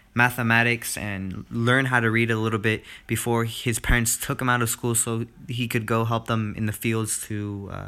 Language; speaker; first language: English; early bilingual, other home language; Spanish